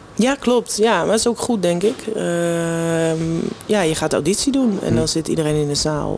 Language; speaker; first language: Dutch; native; Dutch